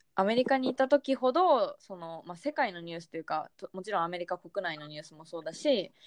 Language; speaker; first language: Japanese; native; Japanese